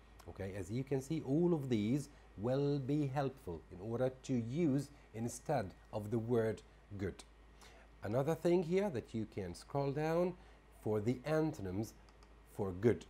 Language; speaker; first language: English; non-native, fluent; Arabic